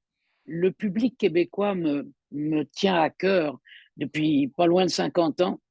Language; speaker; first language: French; native; French